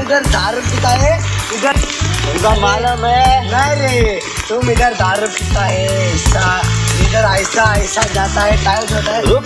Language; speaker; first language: Hindi; non-native, local second language; Konkani